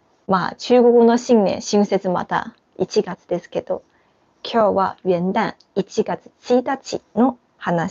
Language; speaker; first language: Japanese; non-native, fluent; Chinese